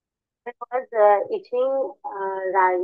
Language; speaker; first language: English; non-native, learner; Bangla